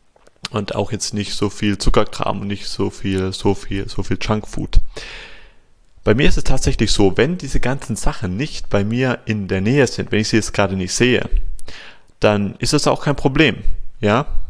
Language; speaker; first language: German; native; German